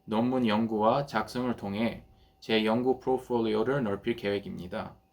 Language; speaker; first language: Korean; early bilingual, heritage; Korean